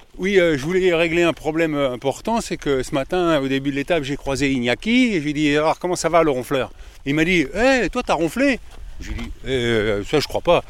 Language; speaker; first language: French; native; French